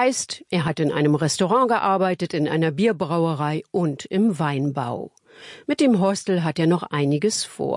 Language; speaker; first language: German; native; German